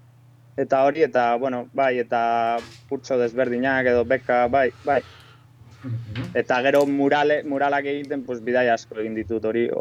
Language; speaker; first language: Basque; non-native, local second language; Spanish